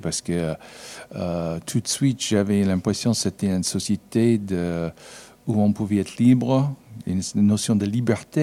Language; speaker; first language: French; non-native, fluent; English